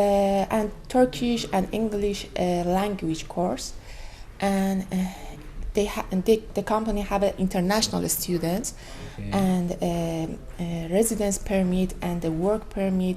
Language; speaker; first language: English; non-native, learner; Persian